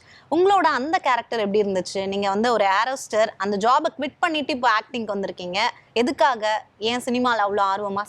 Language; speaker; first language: Tamil; native; Tamil